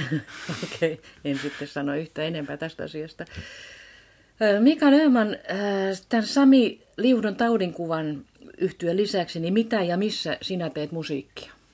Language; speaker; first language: Finnish; native; Finnish